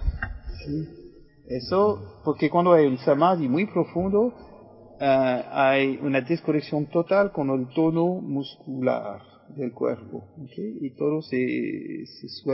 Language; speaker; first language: Spanish; non-native, fluent; French